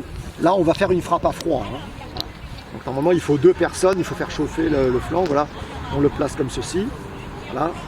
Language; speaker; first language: French; native; French